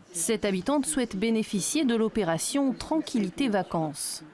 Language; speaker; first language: French; native; French